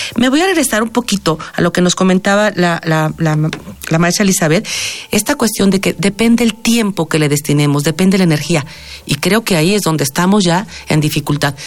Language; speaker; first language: Spanish; native; Spanish